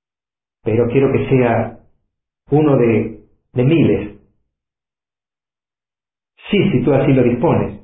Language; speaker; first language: Spanish; native; Spanish